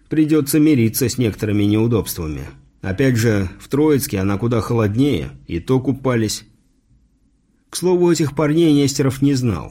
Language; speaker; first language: Russian; native; Russian